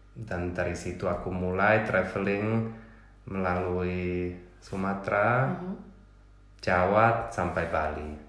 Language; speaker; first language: Indonesian; non-native, fluent; German